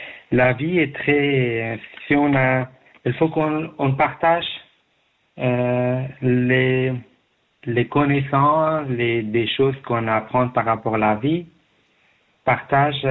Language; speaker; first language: French; non-native, learner; Persian